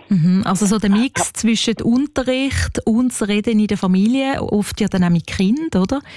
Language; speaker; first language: German; native; German